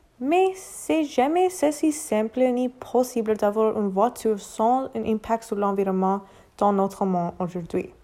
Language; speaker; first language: French; non-native, learner; English